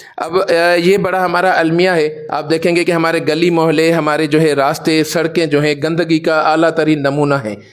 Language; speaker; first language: Urdu; non-native, local second language; Sindhi